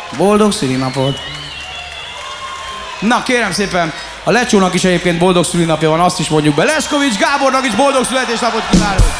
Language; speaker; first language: Hungarian; native; Hungarian